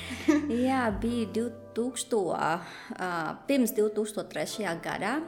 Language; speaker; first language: Latvian; non-native, fluent; Thai